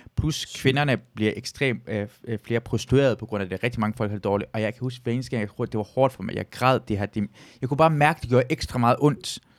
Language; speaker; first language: Danish; early bilingual, other home language; Persian